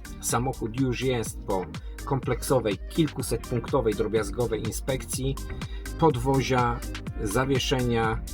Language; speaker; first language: Polish; native; Polish